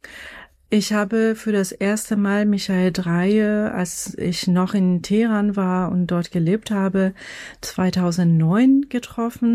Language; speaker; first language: German; non-native, fluent; Persian